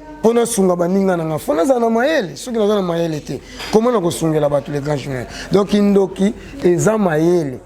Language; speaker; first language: Lingala; non-native, local second language; Kongo